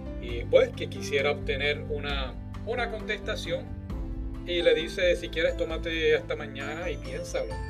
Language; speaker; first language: Spanish; native; Spanish